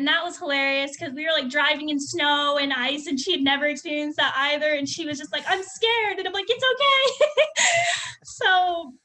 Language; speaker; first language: English; native; English